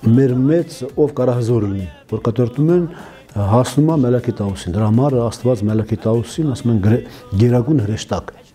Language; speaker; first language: Armenian; non-native, local second language; Kurdish